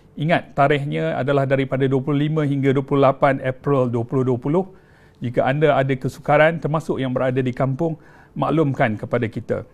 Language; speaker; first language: Malay; native; Malay